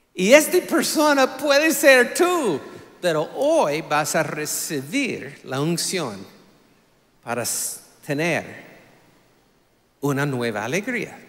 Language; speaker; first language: Spanish; non-native, fluent; English